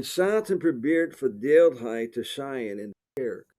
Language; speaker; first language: Dutch; non-native, fluent; English